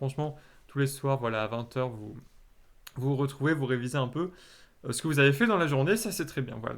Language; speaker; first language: French; native; French